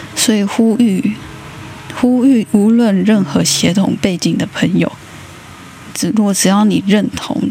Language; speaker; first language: Chinese; native; Chinese